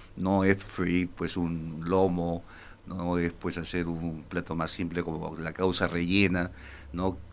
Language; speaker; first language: Spanish; native; Spanish